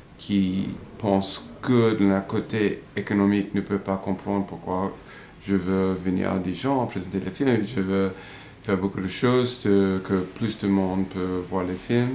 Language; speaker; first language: French; non-native, fluent; English